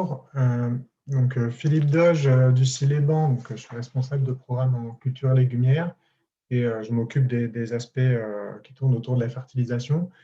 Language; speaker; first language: French; native; French